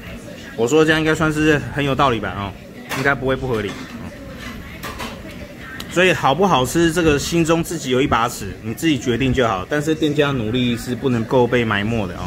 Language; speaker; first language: Chinese; native; Chinese